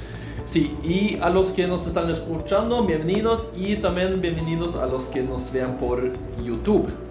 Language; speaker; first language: Spanish; non-native, fluent; Norwegian